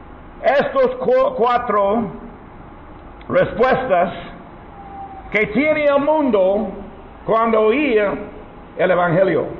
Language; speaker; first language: Spanish; non-native, learner; English